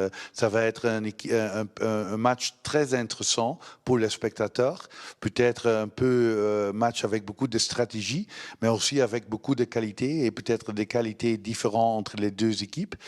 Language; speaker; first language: French; non-native, learner; Dutch